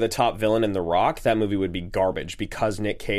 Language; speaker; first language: English; native; English